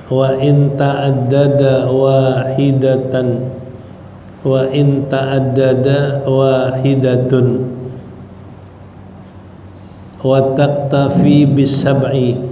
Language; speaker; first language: Arabic; non-native, fluent; Indonesian